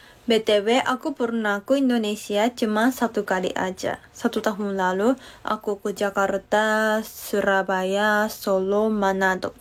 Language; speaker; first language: Indonesian; non-native, learner; Japanese